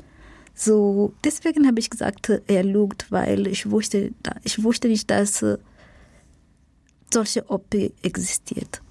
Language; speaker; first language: German; non-native, fluent; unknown